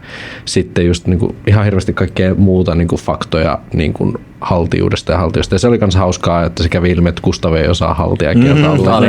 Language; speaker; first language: Finnish; native; Finnish